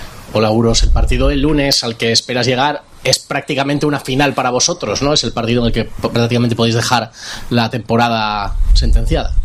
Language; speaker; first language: Spanish; native; Spanish